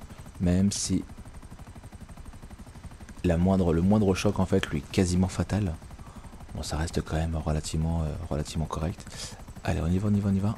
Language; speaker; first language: French; native; French